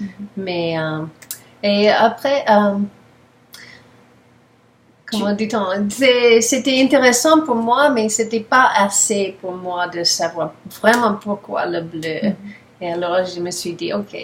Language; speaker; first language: French; non-native, learner; English